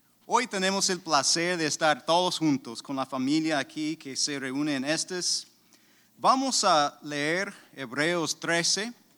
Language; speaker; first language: Spanish; native; Spanish